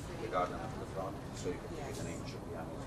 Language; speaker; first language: English; non-native, fluent; Italian